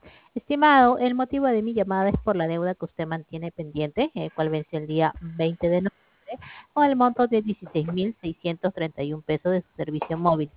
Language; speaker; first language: Spanish; native; Spanish